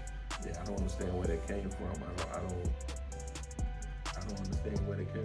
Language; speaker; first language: English; native; English